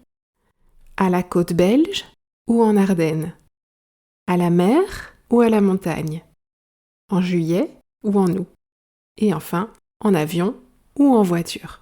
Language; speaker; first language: French; native; French